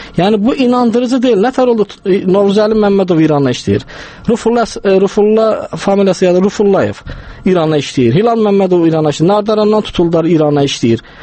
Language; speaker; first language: Azerbaijani; non-native, local second language; Talysh